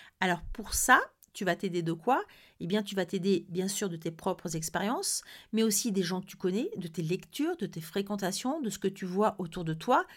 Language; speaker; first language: French; native; French